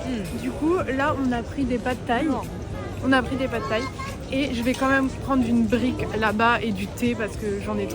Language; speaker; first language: French; native; French